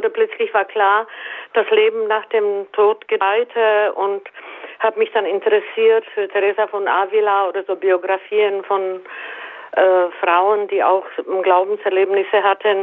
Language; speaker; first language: German; native; German